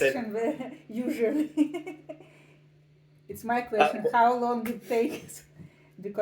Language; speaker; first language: English; non-native, learner; Russian